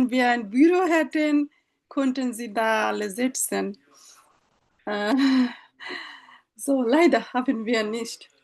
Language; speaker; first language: German; non-native, fluent; Bangla